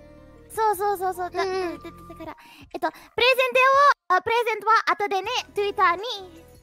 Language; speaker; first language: Japanese; non-native, learner; Indonesian